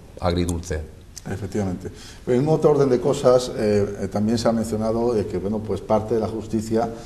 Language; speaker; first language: Spanish; native; Spanish